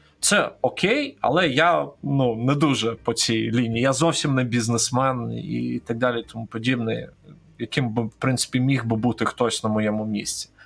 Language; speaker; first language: Ukrainian; non-native, local second language; Russian